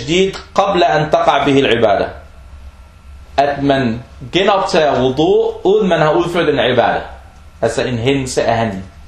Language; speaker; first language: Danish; early bilingual, other home language; Arabic